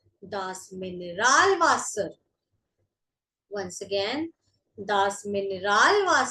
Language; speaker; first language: German; non-native, fluent; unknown